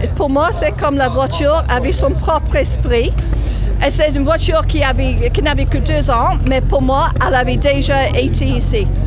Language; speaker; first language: French; non-native, fluent; English